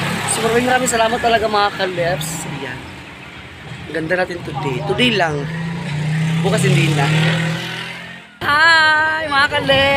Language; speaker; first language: Filipino; non-native, local second language; Cebuano